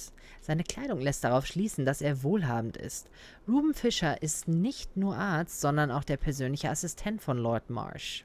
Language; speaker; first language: German; native; German